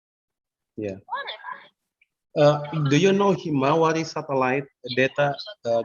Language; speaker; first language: English; non-native, fluent; Indonesian